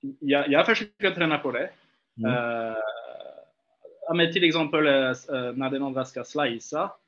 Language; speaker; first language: Swedish; non-native, fluent; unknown